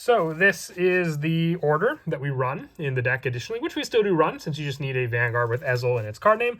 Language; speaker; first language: English; native; English